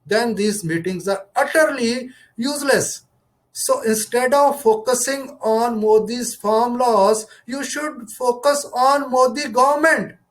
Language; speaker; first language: English; non-native, local second language; Punjabi